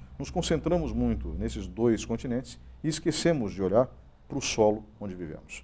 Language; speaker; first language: Portuguese; native; Portuguese